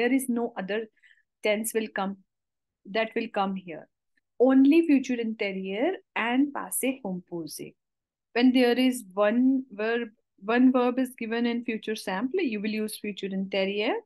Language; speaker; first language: English; non-native, local second language; Hindi